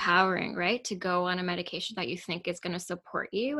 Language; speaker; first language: English; non-native, local second language; Urdu